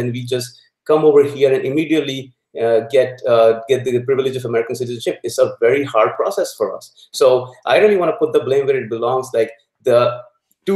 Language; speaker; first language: English; non-native, local second language; Punjabi